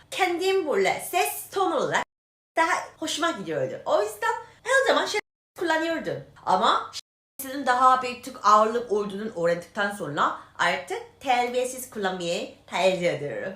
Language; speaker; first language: Turkish; non-native, learner; Korean